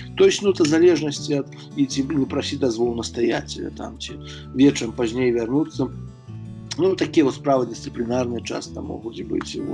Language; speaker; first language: Belarusian; native; Belarusian